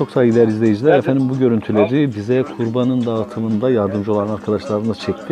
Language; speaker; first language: Turkish; native; Turkish